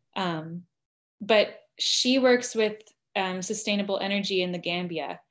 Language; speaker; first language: English; native; English